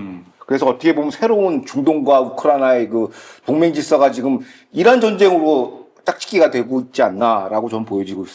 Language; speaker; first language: Korean; native; Korean